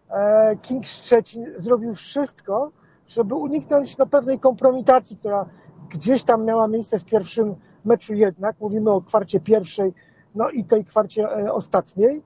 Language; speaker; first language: Polish; native; Polish